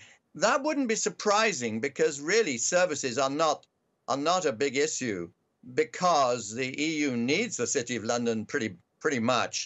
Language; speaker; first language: English; native; English